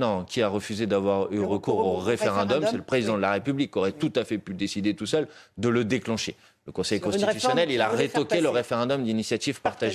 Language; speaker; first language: French; native; French